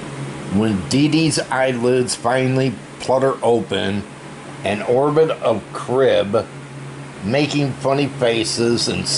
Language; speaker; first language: English; native; English